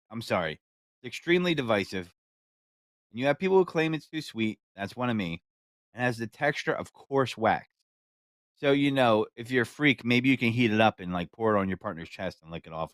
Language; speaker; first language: English; native; English